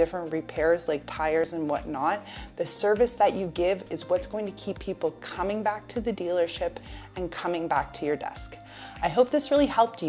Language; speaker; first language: English; native; English